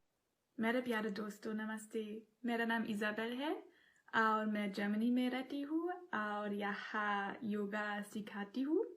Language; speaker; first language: Hindi; non-native, learner; German